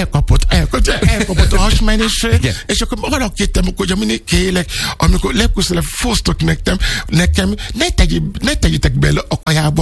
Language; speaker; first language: Hungarian; non-native, learner; Yoruba